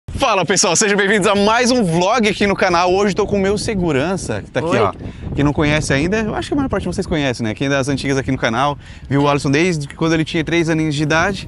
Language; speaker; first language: Portuguese; native; Portuguese